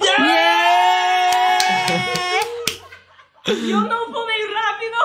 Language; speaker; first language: Spanish; non-native, learner; English